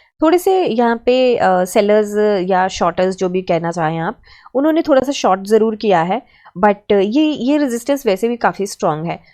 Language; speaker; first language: Hindi; native; Hindi